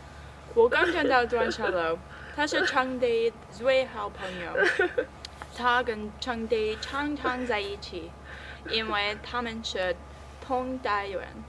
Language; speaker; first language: Chinese; non-native, learner; English